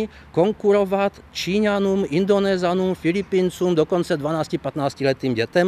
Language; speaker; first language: Czech; native; Czech